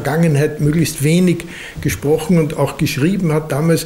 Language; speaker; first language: German; native; German